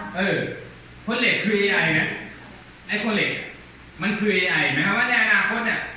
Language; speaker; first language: Thai; non-native, local second language; Lao